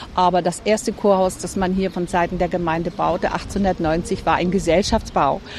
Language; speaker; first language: German; native; German